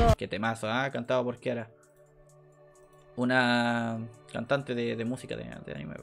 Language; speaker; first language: Spanish; native; Spanish